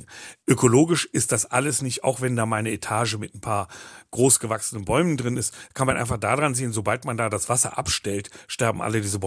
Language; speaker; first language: German; native; German